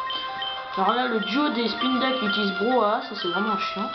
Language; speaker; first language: French; native; French